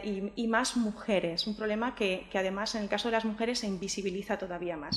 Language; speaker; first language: Spanish; native; Spanish